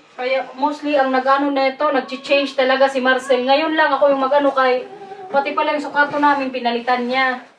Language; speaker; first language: Filipino; non-native, local second language; Waray